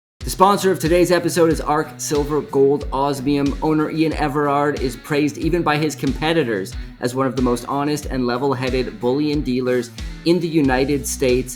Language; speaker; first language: English; native; English